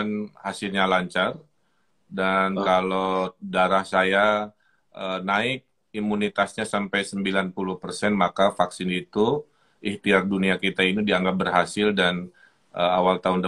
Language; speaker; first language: Indonesian; native; Indonesian